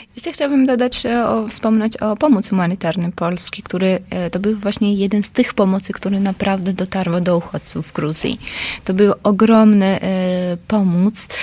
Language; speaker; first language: Polish; non-native, fluent; Georgian